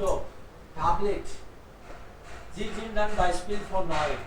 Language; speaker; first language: German; non-native, fluent; Hindi